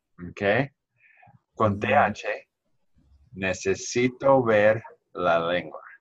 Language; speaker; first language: Spanish; non-native, learner; English